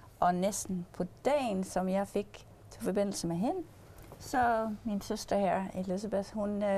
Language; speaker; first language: Danish; early bilingual, heritage; English